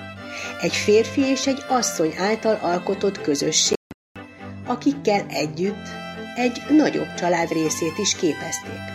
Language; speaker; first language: Hungarian; native; Hungarian